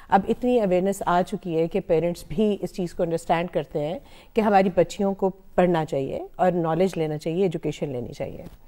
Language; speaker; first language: Urdu; non-native, local second language; Punjabi